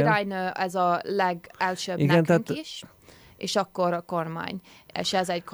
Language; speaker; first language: Hungarian; non-native, learner; English